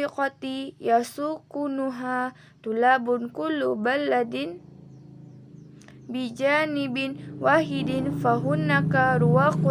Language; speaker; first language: Arabic; non-native, learner; Indonesian